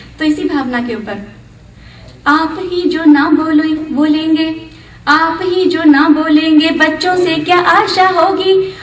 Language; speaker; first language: Hindi; native; Hindi